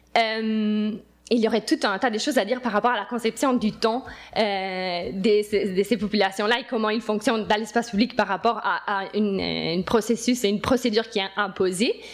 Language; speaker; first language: French; non-native, fluent; Italian